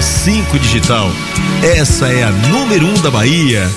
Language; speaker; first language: Portuguese; native; Portuguese